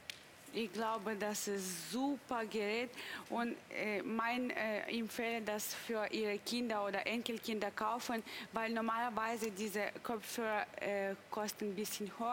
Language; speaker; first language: German; non-native, learner; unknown